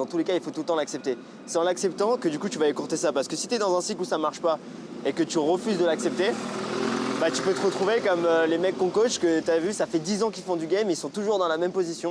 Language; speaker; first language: French; native; French